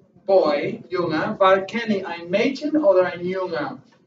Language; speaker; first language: German; non-native, learner; English